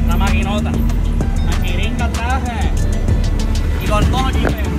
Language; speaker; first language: Spanish; native; Spanish